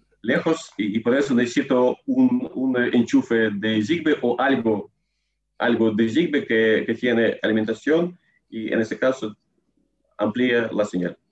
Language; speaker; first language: Spanish; non-native, learner; Russian